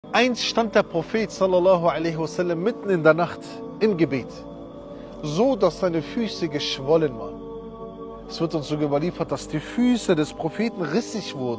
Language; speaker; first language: German; early bilingual, other home language; Romany